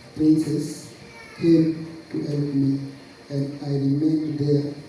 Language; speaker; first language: English; non-native, local second language; Swahili